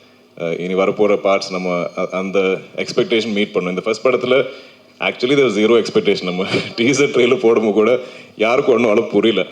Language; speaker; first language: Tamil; non-native, local second language; Malayalam